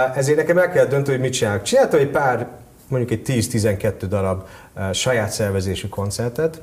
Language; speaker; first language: Hungarian; early bilingual, heritage; Hungarian